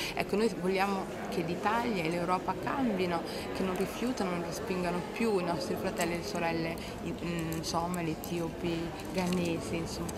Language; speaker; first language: Italian; early bilingual, other home language; Somali